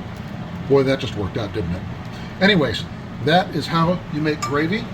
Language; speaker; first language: English; native; English